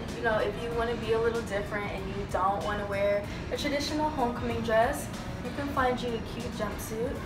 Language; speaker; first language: English; native; English